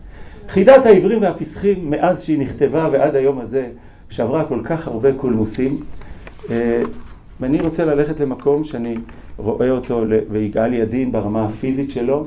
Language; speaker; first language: Hebrew; native; Hebrew